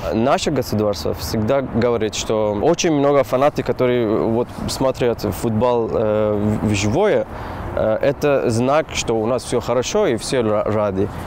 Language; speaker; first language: Russian; non-native, fluent; Persian